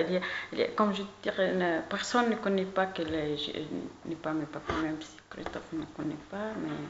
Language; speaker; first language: French; non-native, learner; Arabic